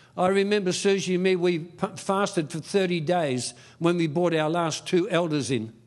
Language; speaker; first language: English; early bilingual, other home language; Dutch